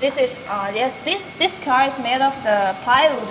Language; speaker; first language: English; non-native, learner; Chinese